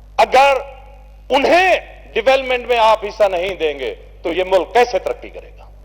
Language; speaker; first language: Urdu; non-native, local second language; Saraiki